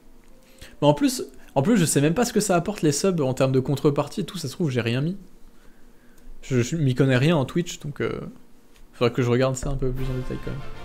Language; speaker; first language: French; native; French